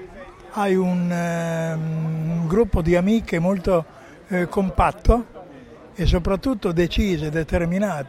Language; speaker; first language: Italian; native; Italian